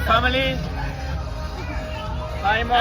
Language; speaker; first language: English; non-native, learner; French